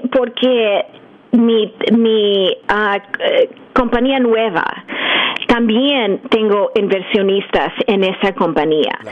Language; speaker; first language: Spanish; early bilingual, heritage; English